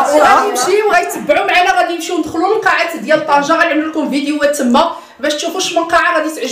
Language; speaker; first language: Arabic; native; Arabic